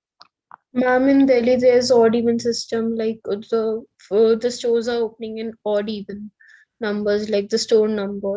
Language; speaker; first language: English; non-native, local second language; Hindi